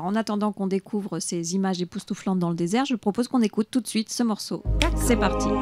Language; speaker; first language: French; native; French